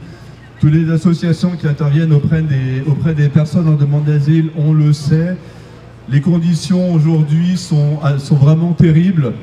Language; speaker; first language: French; native; French